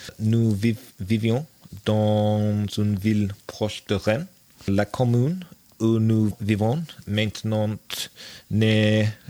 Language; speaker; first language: French; non-native, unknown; English